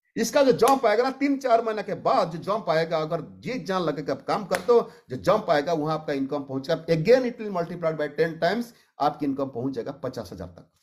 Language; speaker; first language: Hindi; non-native, local second language; Odia